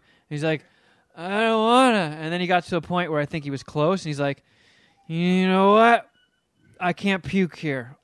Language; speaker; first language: English; native; English